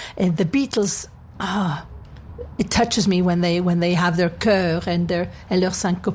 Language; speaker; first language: English; non-native, fluent; German